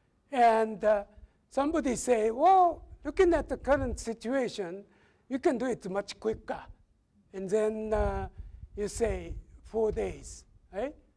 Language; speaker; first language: English; non-native, fluent; Japanese